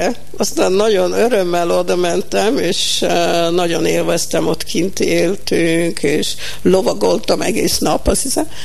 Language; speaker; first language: Hungarian; early bilingual, heritage; Hungarian